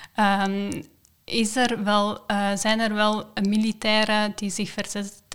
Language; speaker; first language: Dutch; non-native, fluent; Persian